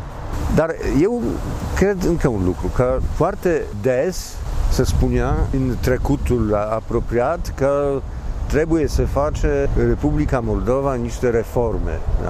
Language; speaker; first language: Romanian; non-native, fluent; Polish